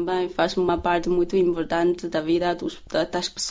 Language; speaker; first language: Portuguese; non-native, learner; Chinese